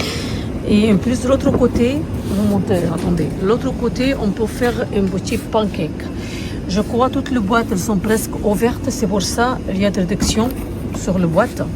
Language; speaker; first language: French; non-native, learner; Arabic